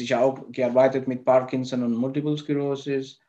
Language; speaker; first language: German; non-native, learner; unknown